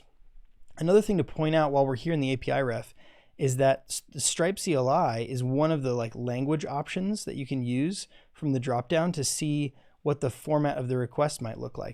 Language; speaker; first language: English; native; English